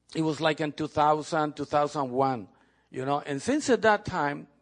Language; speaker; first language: English; non-native, fluent; Spanish